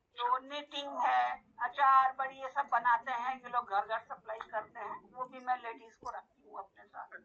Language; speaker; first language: Hindi; non-native, local second language; Bangla